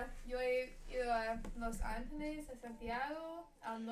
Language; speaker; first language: Spanish; non-native, learner; English